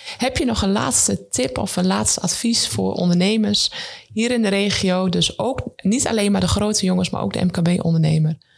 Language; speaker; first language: Dutch; native; Dutch